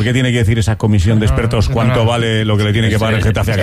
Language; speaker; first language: Spanish; native; Spanish